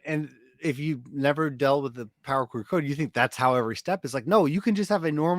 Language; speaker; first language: English; native; English